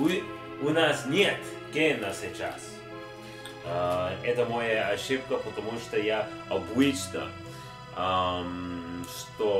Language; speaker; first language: Russian; non-native, learner; English